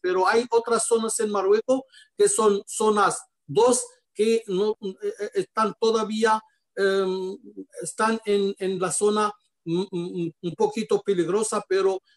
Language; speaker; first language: Spanish; non-native, fluent; Arabic